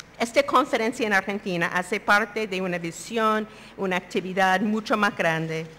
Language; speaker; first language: Spanish; non-native, fluent; English